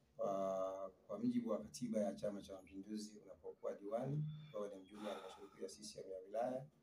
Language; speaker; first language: Swahili; non-native, local second language; Sukuma